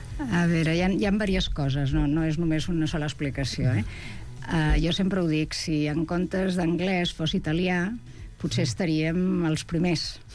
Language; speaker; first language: Catalan; native; Catalan